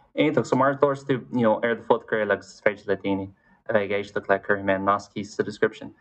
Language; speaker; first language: Irish; non-native, local second language; English